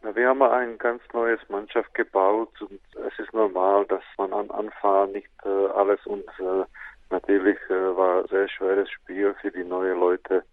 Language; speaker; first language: German; non-native, fluent; Czech